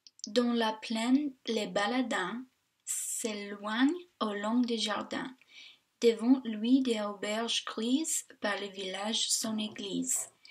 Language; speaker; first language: French; non-native, learner; English